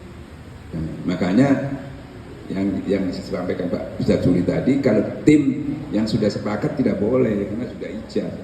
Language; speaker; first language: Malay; non-native, local second language; Javanese